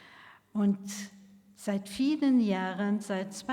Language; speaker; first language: German; non-native, local second language; Luxembourgish